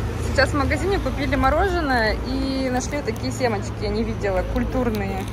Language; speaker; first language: Russian; native; Russian